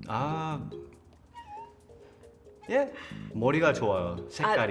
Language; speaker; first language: Korean; non-native, learner; English